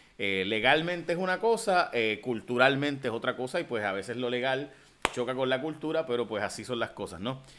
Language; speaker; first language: Spanish; early bilingual, heritage; Spanish